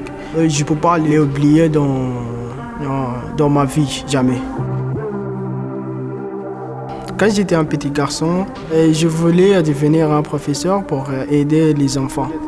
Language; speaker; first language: French; non-native, fluent; Arabic